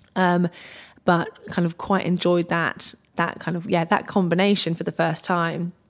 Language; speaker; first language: English; native; English